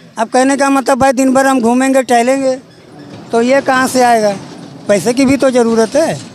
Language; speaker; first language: Hindi; native; Hindi